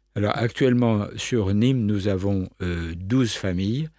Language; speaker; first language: French; native; French